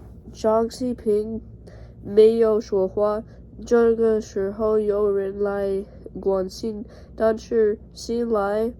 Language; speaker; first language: Chinese; non-native, learner; English